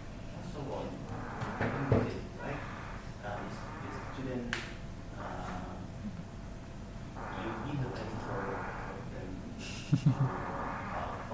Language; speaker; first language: English; non-native, learner; Indonesian